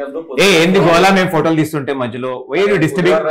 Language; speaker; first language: Telugu; native; Telugu